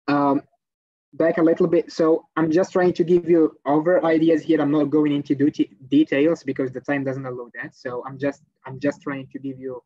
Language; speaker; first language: English; non-native, fluent; Arabic